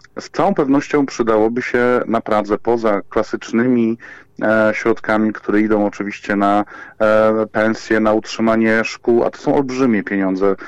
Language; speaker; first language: Polish; native; Polish